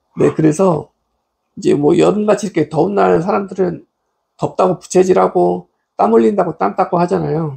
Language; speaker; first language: Korean; native; Korean